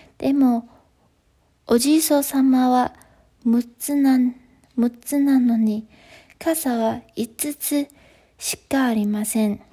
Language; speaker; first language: Japanese; non-native, learner; Chinese